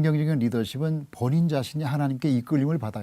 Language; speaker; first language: Korean; native; Korean